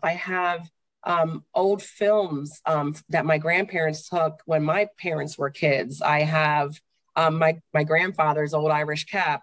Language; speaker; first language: English; native; English